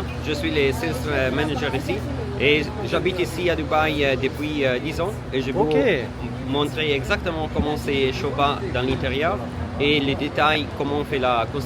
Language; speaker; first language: French; non-native, learner; Italian